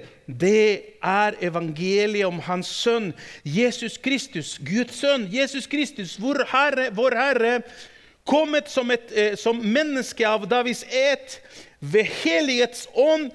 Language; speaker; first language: Norwegian; non-native, fluent; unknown